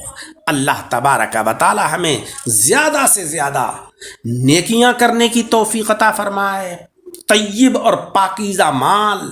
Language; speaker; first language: Urdu; native; Urdu